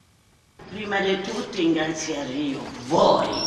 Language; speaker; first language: Italian; non-native, fluent; Swedish